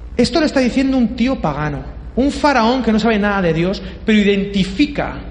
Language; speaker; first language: Spanish; native; Spanish